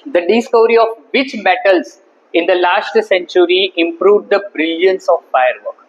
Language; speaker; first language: English; non-native, local second language; Gujarati